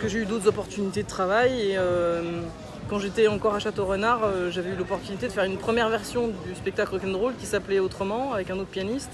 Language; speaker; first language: French; native; French